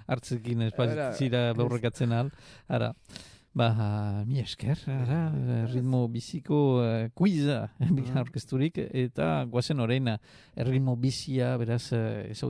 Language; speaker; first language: Basque; native; Basque